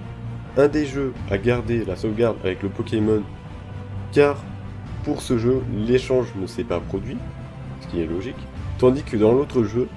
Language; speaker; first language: French; native; French